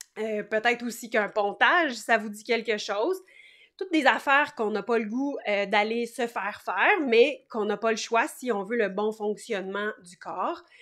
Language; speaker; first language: French; native; French